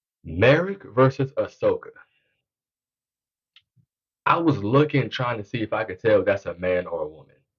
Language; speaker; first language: English; native; English